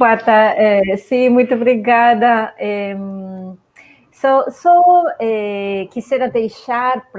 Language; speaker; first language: Portuguese; non-native, fluent; Spanish